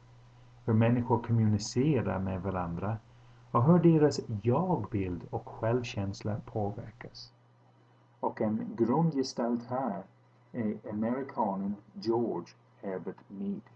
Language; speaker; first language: Swedish; non-native, fluent; English